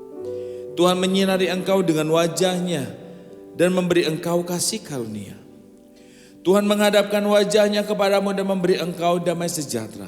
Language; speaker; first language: Indonesian; native; Indonesian